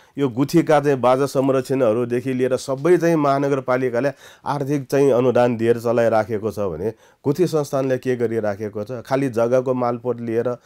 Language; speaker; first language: Nepali; non-native, local second language; Newari